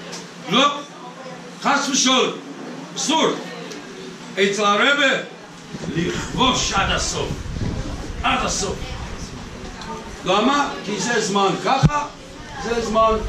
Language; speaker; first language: Hebrew; non-native, fluent; English